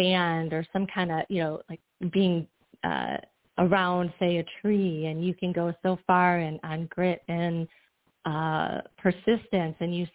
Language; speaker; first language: English; native; English